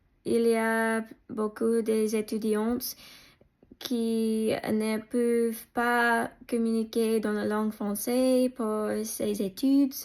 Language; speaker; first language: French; non-native, learner; English